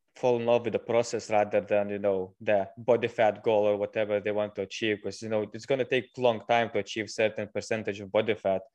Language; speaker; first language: English; non-native, fluent; Lithuanian